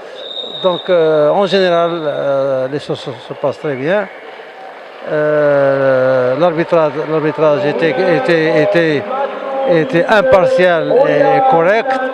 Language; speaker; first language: French; non-native, local second language; Arabic